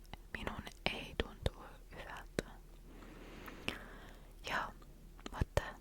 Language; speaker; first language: Finnish; non-native, learner; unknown